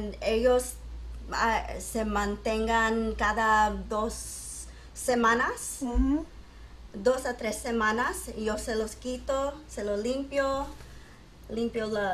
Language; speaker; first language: Spanish; early bilingual, heritage; English